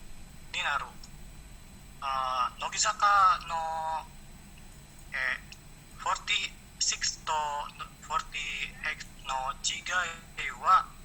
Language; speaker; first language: Japanese; non-native, learner; Indonesian